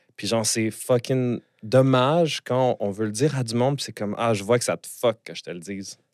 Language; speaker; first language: French; native; French